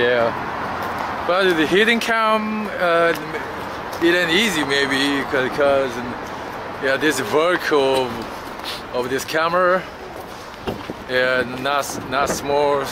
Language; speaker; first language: English; non-native, learner; Korean